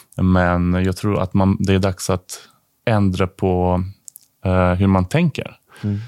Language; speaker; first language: Swedish; non-native, fluent; Ukrainian